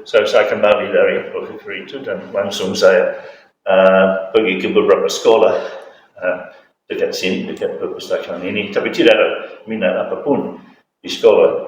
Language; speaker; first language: Indonesian; non-native, fluent; English